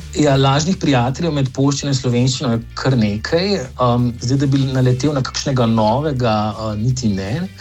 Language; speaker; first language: Slovenian; native; Slovenian